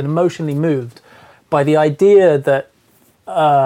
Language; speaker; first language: English; native; English